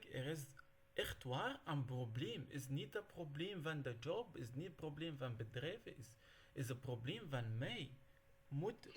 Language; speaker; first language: Dutch; non-native, learner; Arabic